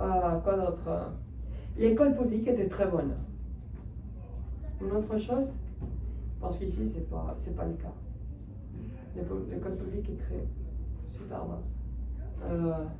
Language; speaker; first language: French; non-native, fluent; Spanish